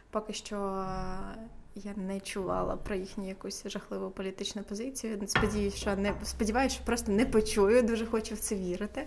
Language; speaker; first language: Ukrainian; native; Ukrainian